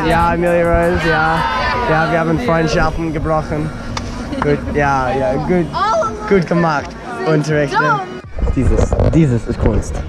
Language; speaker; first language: German; non-native, learner; English